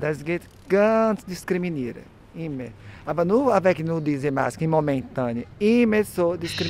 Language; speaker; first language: German; non-native, learner; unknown